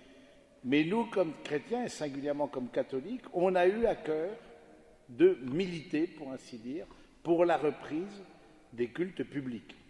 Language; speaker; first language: French; native; French